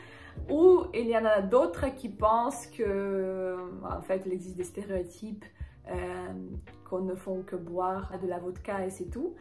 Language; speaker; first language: French; non-native, fluent; Ukrainian